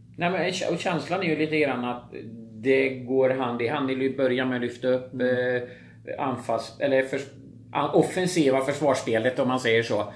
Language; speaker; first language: Swedish; native; Swedish